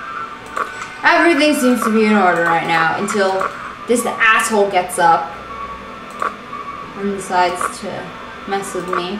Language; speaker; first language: English; native; English